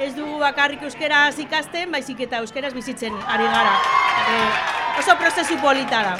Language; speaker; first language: Basque; non-native, local second language; Spanish